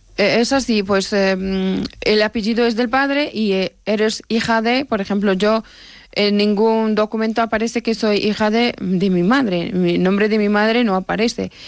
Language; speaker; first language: Spanish; non-native, fluent; Persian